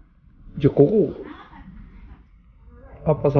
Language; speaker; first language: Japanese; native; Japanese